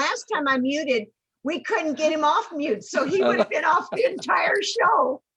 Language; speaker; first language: English; native; English